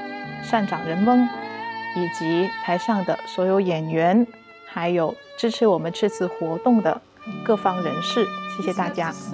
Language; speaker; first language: Chinese; native; Chinese